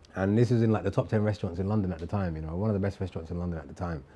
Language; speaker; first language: English; native; English